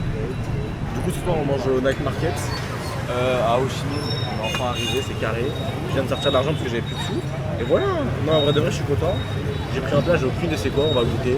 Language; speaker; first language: French; native; French